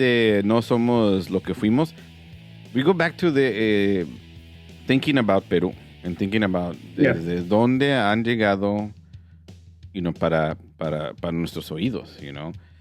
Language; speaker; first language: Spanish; early bilingual, heritage; Spanish